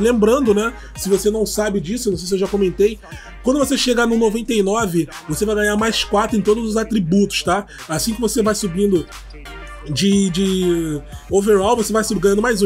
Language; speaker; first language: Portuguese; native; Portuguese